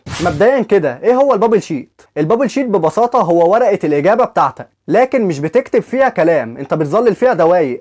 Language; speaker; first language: Arabic; native; Arabic